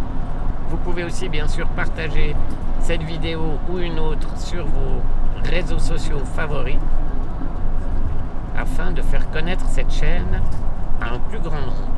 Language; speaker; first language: French; native; French